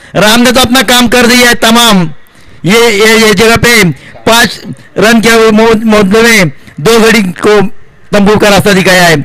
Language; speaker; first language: Hindi; non-native, local second language; Marathi